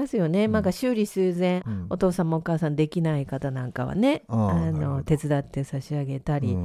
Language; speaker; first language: Japanese; native; Japanese